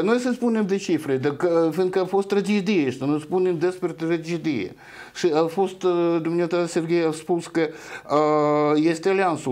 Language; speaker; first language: Romanian; non-native, local second language; Russian